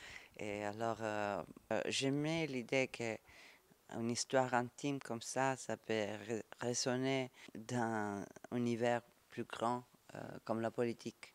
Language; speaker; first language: French; non-native, fluent; Italian